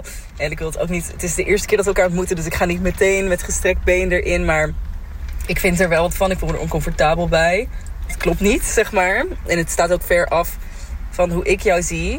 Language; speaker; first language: Dutch; native; Dutch